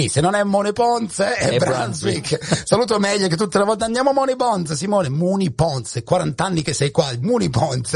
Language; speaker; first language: Italian; native; Italian